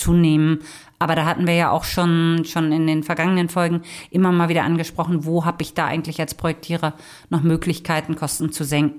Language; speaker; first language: German; native; German